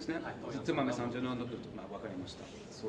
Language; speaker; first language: Japanese; non-native, fluent; English